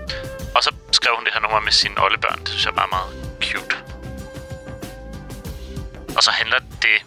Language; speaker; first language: Danish; native; Danish